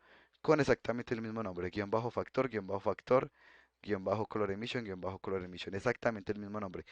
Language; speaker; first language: Spanish; native; Spanish